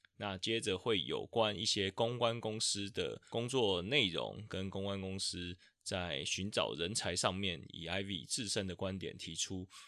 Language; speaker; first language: Chinese; native; Chinese